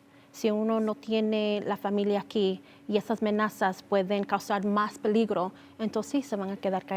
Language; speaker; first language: Spanish; early bilingual, heritage; Spanish